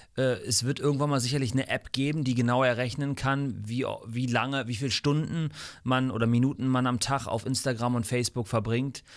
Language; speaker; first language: German; non-native, fluent; English